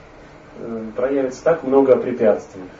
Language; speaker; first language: Russian; native; Russian